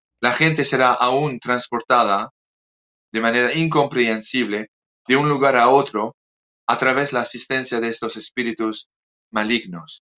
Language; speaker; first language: Spanish; non-native, fluent; French